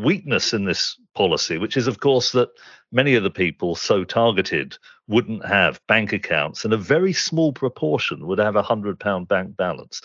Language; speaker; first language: English; native; English